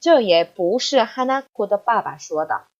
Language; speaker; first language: Chinese; non-native, fluent; Korean